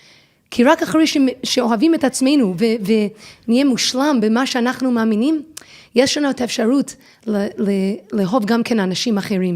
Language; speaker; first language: Hebrew; non-native, fluent; English